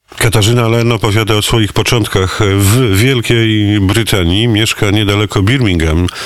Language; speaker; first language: Polish; native; Polish